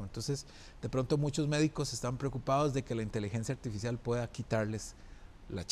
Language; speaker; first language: Spanish; native; Spanish